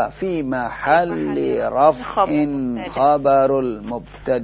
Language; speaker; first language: Arabic; non-native, fluent; Indonesian